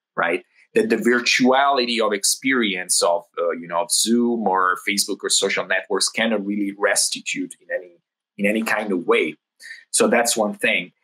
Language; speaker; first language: English; non-native, fluent; Italian